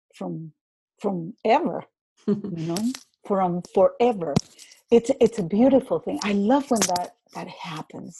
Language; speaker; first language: English; non-native, fluent; Spanish